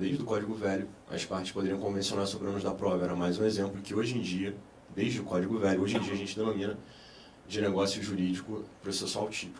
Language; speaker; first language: Portuguese; native; Portuguese